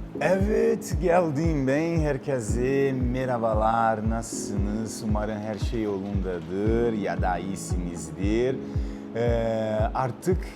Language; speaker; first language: Turkish; non-native, learner; Portuguese